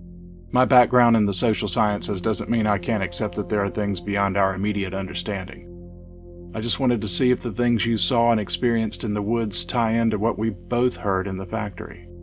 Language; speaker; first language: English; native; English